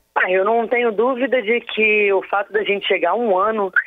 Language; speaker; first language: Portuguese; native; Portuguese